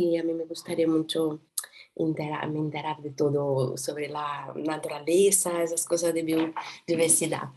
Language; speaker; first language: Spanish; non-native, learner; Portuguese